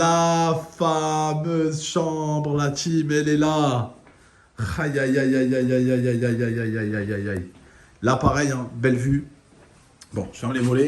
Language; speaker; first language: French; native; French